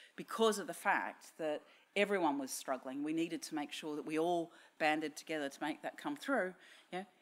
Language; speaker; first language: English; native; English